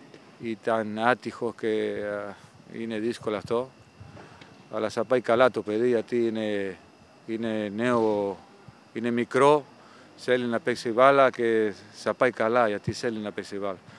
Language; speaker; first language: Greek; non-native, fluent; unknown